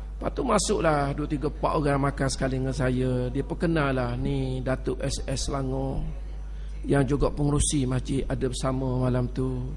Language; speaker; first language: Malay; native; Malay